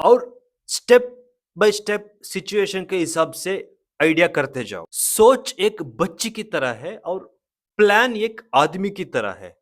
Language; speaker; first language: Hindi; non-native, local second language; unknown